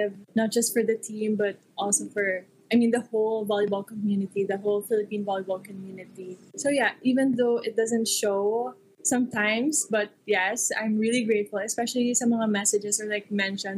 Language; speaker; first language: English; non-native, local second language; Hiligaynon